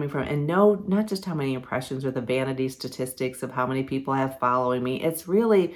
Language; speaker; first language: English; native; English